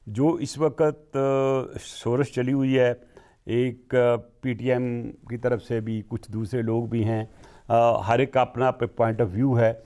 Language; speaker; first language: Urdu; non-native, local second language; Punjabi